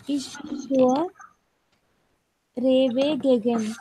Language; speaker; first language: German; non-native, learner; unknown